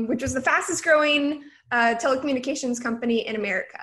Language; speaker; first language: English; native; English